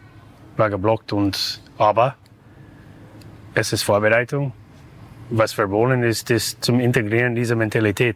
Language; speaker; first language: German; non-native, learner; English